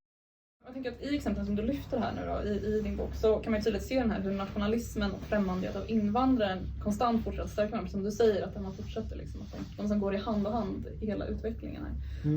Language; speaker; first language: Swedish; native; Swedish